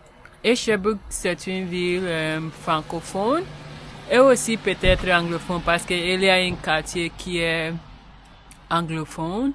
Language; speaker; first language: French; non-native, learner; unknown